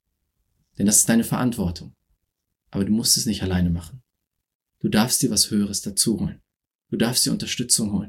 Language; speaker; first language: German; native; German